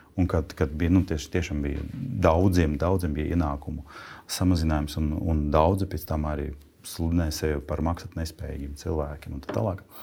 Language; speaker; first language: Latvian; non-native, local second language; Russian